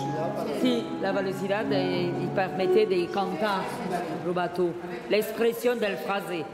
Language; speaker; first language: Spanish; non-native, learner; French